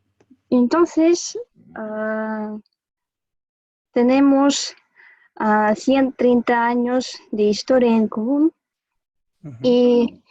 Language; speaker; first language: Spanish; non-native, fluent; Russian